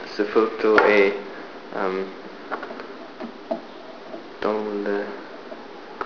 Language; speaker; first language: French; non-native, learner; English